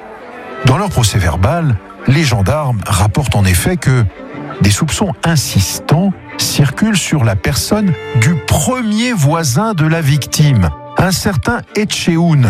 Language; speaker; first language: French; native; French